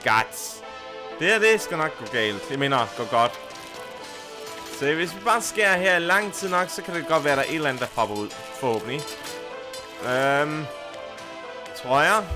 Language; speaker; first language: Danish; native; Danish